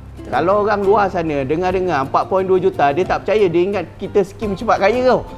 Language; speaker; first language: Malay; native; Malay